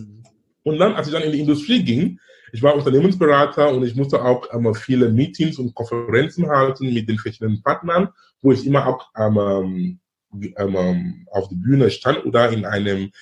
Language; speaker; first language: German; non-native, fluent; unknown